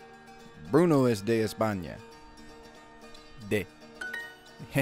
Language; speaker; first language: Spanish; non-native, learner; English